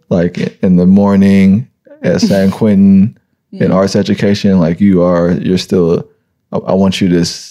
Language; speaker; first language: English; native; English